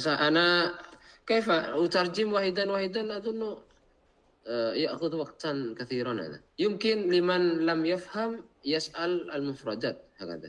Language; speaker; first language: Arabic; non-native, fluent; Indonesian